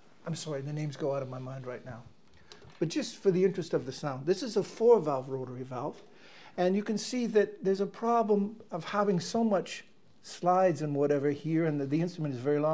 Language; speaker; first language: English; native; English